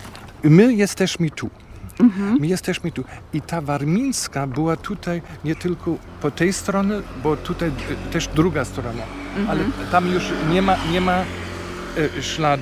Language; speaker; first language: Polish; non-native, fluent; German